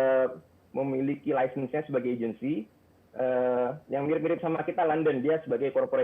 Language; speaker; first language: Indonesian; native; Indonesian